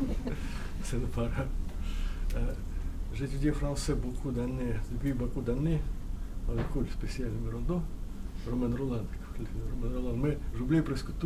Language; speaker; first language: French; non-native, learner; Russian